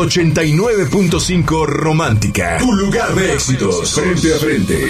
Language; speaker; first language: Spanish; native; Spanish